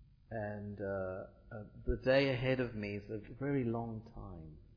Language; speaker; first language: English; early bilingual, other home language; Italian